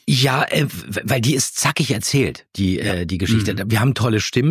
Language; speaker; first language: German; native; German